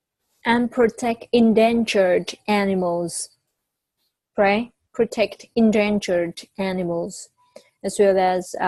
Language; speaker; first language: English; non-native, fluent; Vietnamese